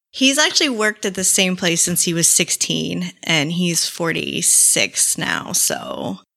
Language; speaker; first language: English; native; English